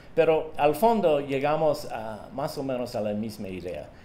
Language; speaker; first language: Spanish; non-native, fluent; English